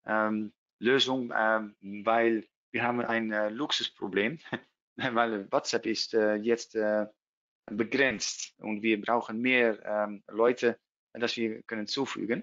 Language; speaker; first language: German; non-native, learner; Dutch